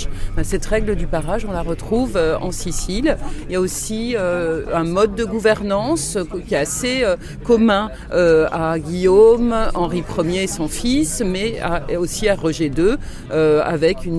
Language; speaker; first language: French; native; French